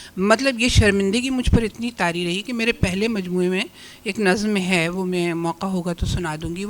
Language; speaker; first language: Urdu; native; Urdu